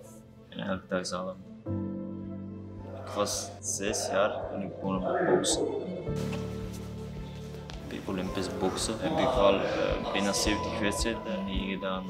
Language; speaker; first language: Dutch; non-native, learner; Armenian